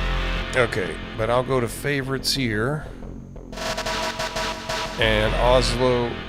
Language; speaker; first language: English; native; English